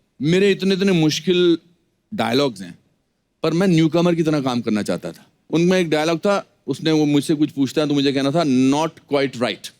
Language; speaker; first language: Hindi; native; Hindi